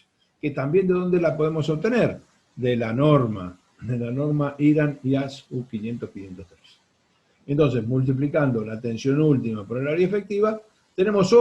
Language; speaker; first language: Spanish; native; Spanish